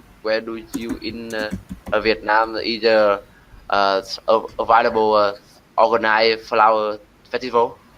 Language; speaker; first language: English; non-native, learner; Vietnamese